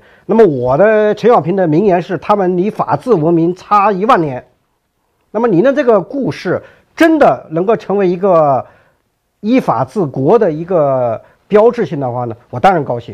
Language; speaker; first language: Chinese; native; Chinese